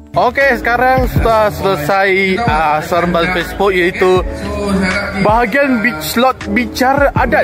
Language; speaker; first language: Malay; non-native, local second language; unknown